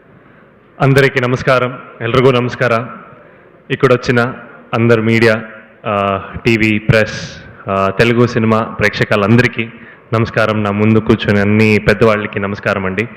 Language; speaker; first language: Telugu; non-native, learner; Kannada